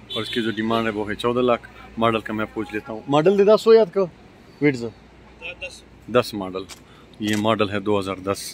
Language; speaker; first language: Urdu; non-native, local second language; Pashto